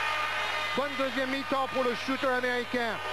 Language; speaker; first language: French; native; French